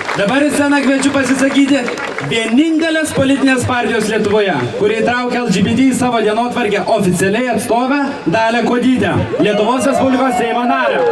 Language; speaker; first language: Lithuanian; native; Lithuanian